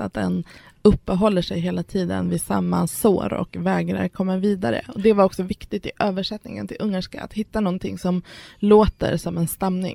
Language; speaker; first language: Swedish; early bilingual, other home language; Persian